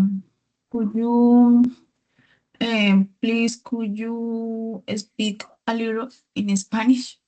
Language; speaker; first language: English; non-native, learner; Spanish